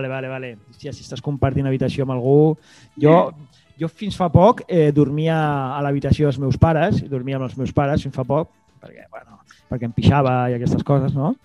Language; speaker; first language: Catalan; native; Catalan